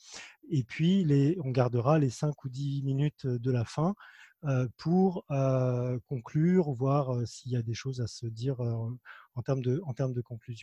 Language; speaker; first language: French; native; French